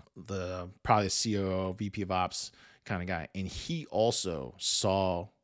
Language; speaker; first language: English; native; English